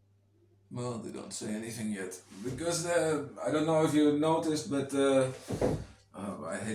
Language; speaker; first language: English; non-native, fluent; Dutch